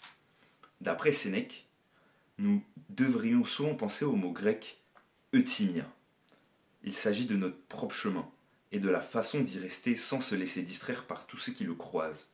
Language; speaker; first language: French; native; French